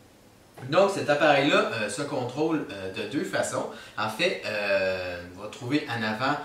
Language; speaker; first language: French; native; French